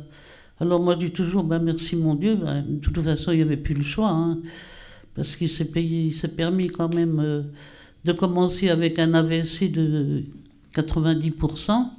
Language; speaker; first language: French; native; French